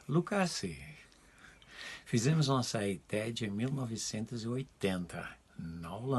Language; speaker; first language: Portuguese; non-native, fluent; Dutch